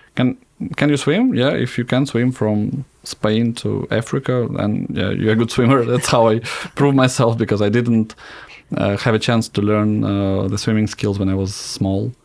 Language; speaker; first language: English; non-native, fluent; Russian